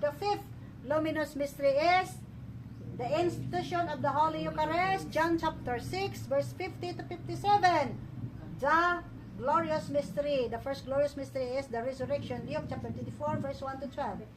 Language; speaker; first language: English; non-native, local second language; Filipino